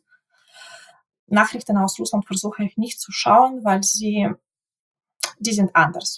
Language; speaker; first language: German; non-native, fluent; Ukrainian